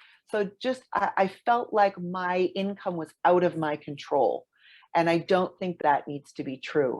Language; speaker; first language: English; native; English